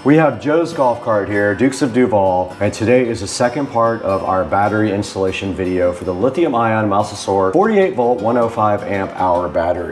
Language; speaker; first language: English; native; English